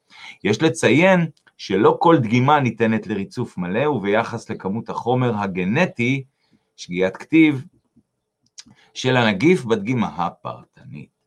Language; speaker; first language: Hebrew; native; Hebrew